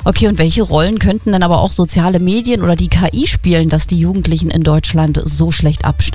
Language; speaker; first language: German; native; German